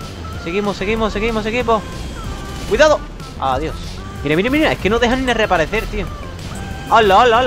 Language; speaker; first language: Spanish; native; Spanish